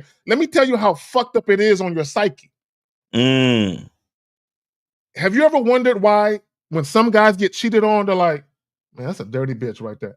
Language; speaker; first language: English; native; English